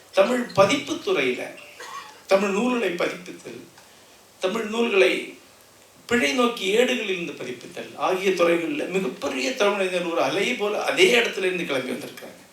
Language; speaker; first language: Tamil; non-native, local second language; Malayalam